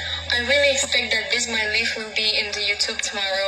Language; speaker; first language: English; non-native, learner; Russian